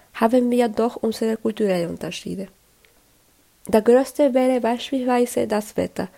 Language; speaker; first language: German; non-native, fluent; Spanish